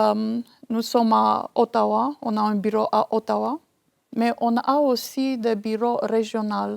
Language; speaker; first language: French; non-native, fluent; Romanian